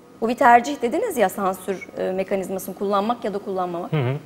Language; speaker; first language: Turkish; native; Turkish